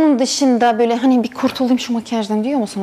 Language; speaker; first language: Turkish; non-native, fluent; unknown